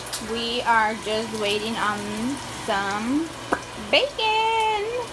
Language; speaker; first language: English; early bilingual, other home language; Spanish